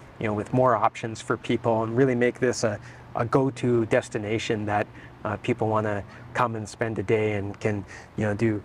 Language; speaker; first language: English; native; English